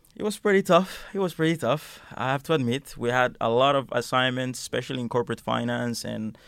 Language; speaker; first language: English; non-native, fluent; Finnish